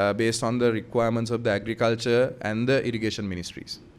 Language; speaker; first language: English; non-native, local second language; Sinhala